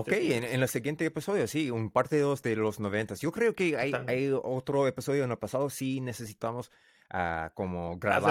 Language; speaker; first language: Spanish; non-native, learner; English